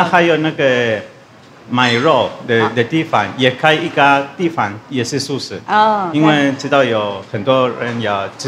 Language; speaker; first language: Chinese; non-native, learner; Spanish